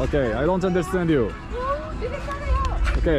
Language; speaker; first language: English; non-native, learner; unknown